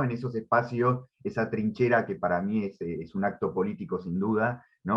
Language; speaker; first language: Spanish; native; Spanish